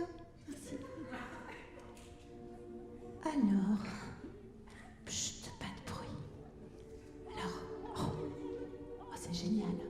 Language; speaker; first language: French; native; French